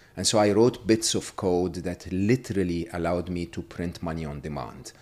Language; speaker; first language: English; non-native, fluent; Arabic